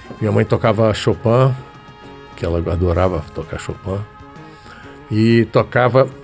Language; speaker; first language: Portuguese; native; Portuguese